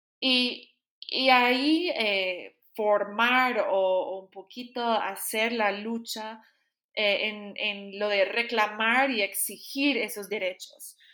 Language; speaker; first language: Spanish; non-native, fluent; English